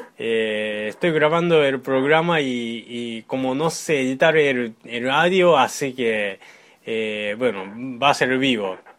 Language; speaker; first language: Spanish; non-native, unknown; Japanese